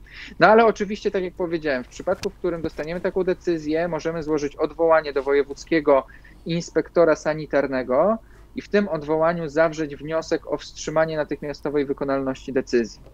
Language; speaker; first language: Polish; native; Polish